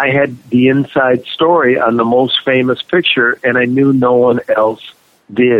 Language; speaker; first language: English; native; English